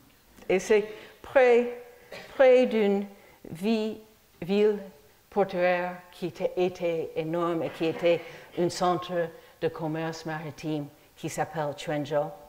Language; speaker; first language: French; non-native, fluent; English